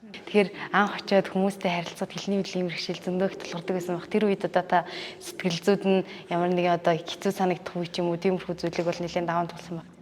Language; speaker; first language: Mongolian; native; Mongolian